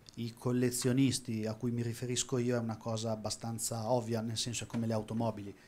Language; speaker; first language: Italian; native; Italian